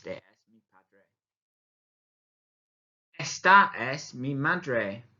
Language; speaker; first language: Spanish; non-native, fluent; English